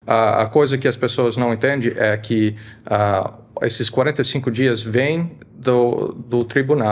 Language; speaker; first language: Portuguese; early bilingual, heritage; Portuguese